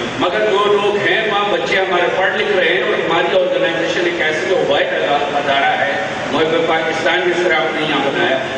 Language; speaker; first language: Urdu; native; Urdu